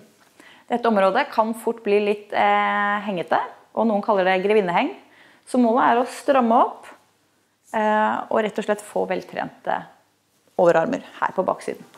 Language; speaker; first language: Norwegian; native; Norwegian